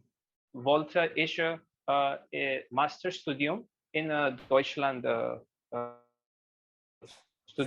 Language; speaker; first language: German; non-native, learner; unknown